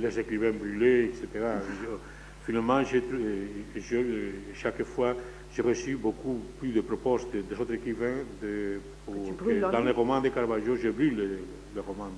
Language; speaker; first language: French; non-native, fluent; Spanish